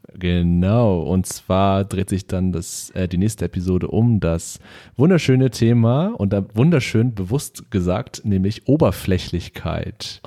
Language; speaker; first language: German; native; German